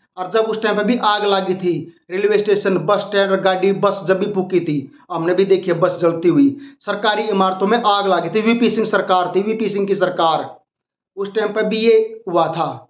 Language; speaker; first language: Hindi; native; Hindi